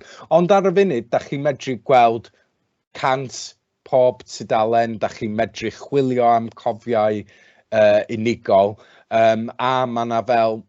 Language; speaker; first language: Welsh; non-native, local second language; English